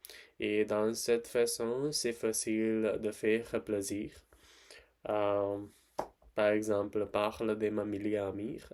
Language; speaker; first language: French; non-native, learner; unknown